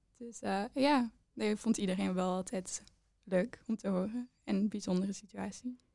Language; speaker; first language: Dutch; native; Dutch